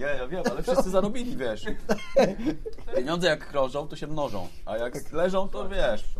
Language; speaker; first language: Polish; native; Polish